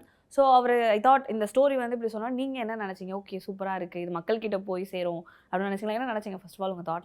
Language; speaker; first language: Tamil; native; Tamil